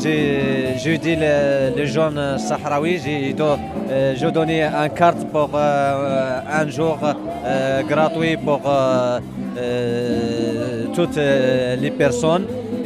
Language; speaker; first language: French; non-native, learner; Arabic